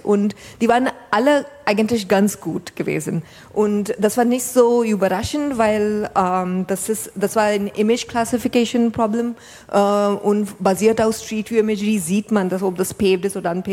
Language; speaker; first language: German; non-native, fluent; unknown